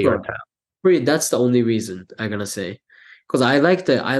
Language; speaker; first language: English; non-native, fluent; Japanese